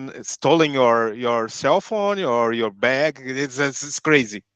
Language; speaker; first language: English; non-native, learner; Portuguese